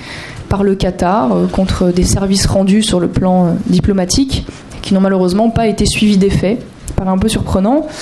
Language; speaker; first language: French; native; French